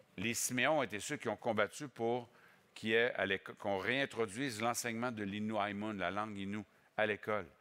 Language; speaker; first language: French; native; French